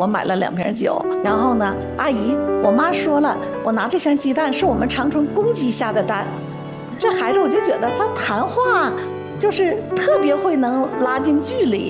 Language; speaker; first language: Chinese; native; Chinese